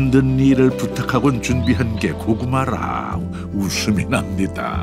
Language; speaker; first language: Korean; native; Korean